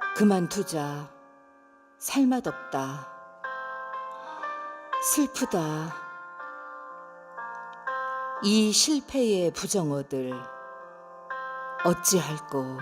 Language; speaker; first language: Korean; native; Korean